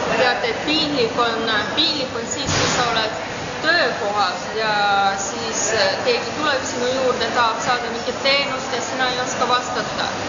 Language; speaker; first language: Estonian; non-native, local second language; Russian